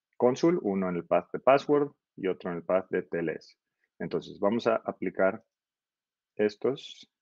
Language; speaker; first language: Spanish; native; Spanish